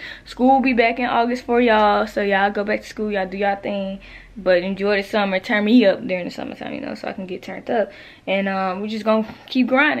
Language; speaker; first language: English; native; English